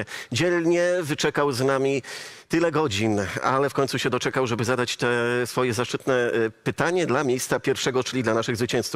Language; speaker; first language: Polish; native; Polish